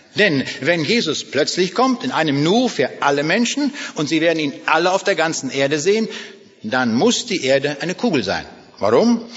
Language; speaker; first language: German; native; German